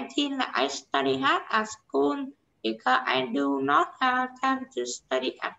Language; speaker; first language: English; non-native, learner; Vietnamese